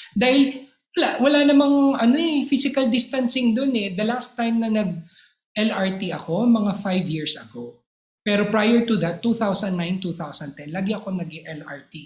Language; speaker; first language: Filipino; native; Filipino